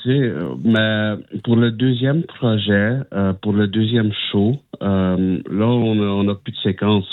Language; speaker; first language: French; non-native, local second language; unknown